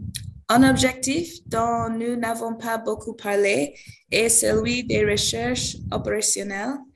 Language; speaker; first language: French; non-native, fluent; English